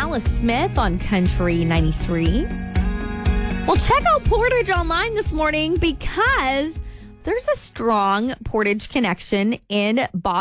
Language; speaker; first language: English; native; English